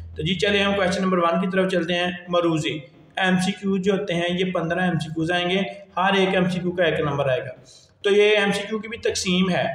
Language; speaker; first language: Urdu; non-native, local second language; Punjabi